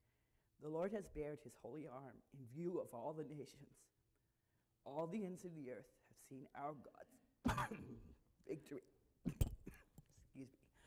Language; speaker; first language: English; native; English